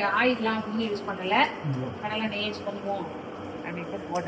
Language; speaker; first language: Tamil; native; Tamil